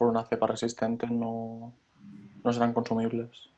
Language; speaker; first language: Spanish; native; Spanish